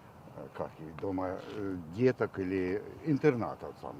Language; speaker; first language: Russian; native; Russian